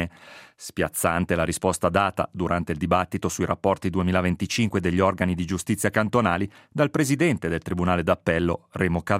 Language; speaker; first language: Italian; native; Italian